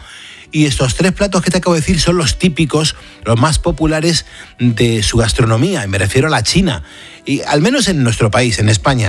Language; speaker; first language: Spanish; native; Spanish